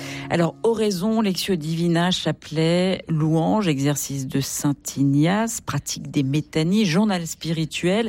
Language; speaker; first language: French; native; French